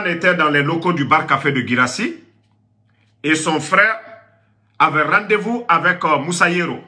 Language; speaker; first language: French; non-native, local second language; Susu